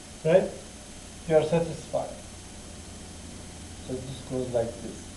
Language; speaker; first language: English; non-native, fluent; Turkish